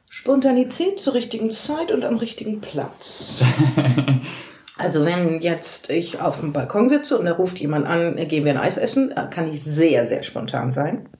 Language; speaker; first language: German; native; German